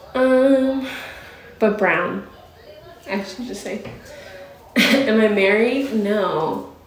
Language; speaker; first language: English; native; English